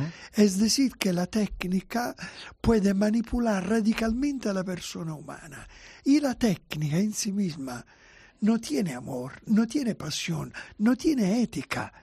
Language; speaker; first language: Spanish; non-native, fluent; Italian